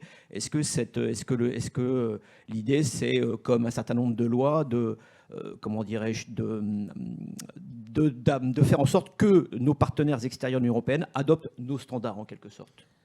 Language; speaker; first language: French; native; French